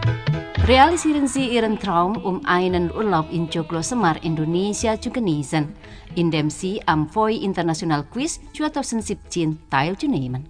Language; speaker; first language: German; non-native, fluent; Indonesian